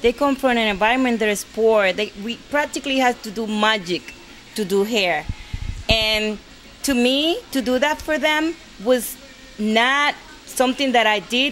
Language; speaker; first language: English; non-native, fluent; Spanish